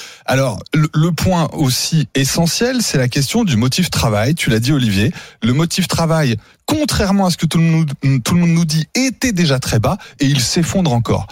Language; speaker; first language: French; native; French